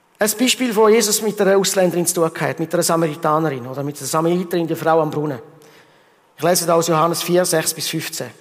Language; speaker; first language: German; early bilingual, heritage; German